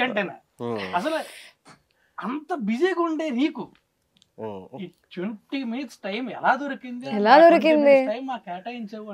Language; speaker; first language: Telugu; native; Telugu